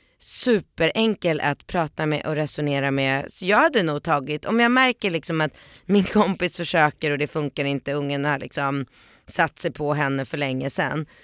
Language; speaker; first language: Swedish; early bilingual, other home language; Polish